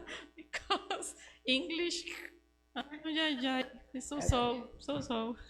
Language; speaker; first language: English; non-native, learner; Spanish